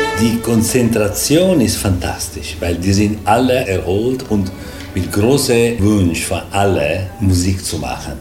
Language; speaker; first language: German; non-native, learner; Italian